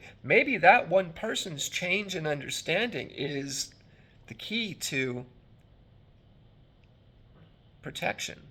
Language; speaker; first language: English; native; English